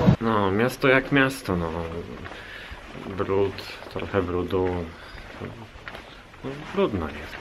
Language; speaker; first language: Polish; native; Polish